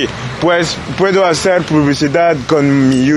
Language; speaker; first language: Spanish; non-native, learner; French